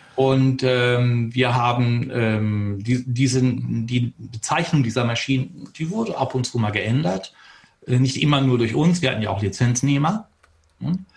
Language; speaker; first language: German; native; German